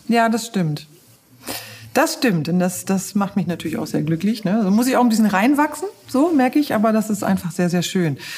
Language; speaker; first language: German; native; German